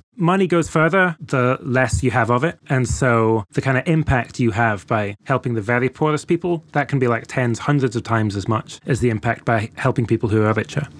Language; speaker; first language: English; native; English